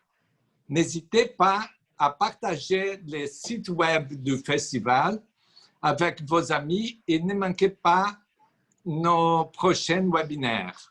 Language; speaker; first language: French; non-native, fluent; Portuguese